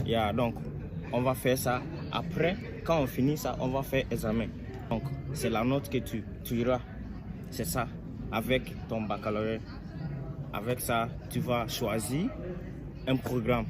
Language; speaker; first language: French; non-native, learner; English